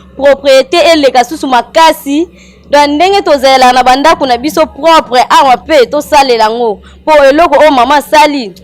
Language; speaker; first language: Lingala; non-native, local second language; Kongo